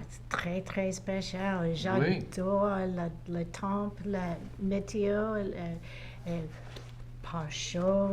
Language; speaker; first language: French; non-native, learner; English